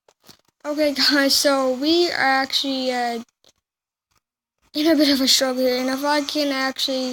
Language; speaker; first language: English; native; English